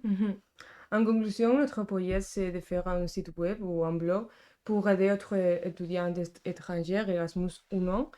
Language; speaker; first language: French; non-native, fluent; Spanish